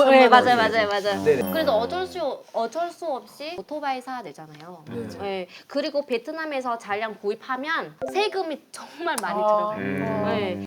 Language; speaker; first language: Korean; non-native, fluent; Vietnamese